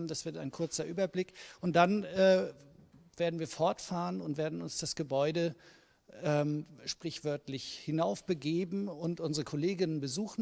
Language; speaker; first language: German; native; German